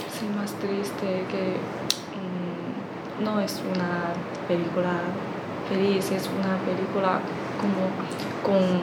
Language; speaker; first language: Spanish; non-native, learner; Chinese